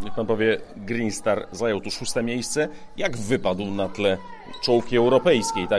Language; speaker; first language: Polish; native; Polish